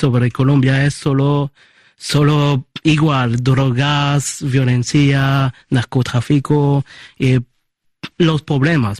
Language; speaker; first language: Spanish; early bilingual, heritage; Spanish